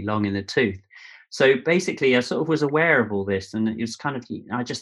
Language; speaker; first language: English; native; English